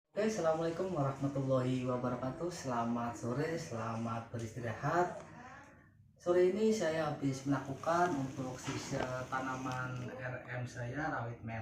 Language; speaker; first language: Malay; non-native, local second language; Javanese